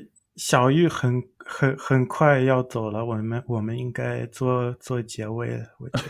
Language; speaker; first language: Chinese; non-native, learner; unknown